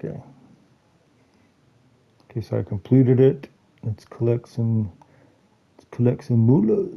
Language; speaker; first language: English; native; English